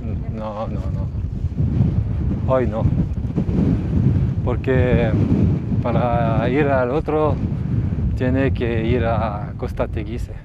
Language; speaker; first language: Spanish; non-native, learner; French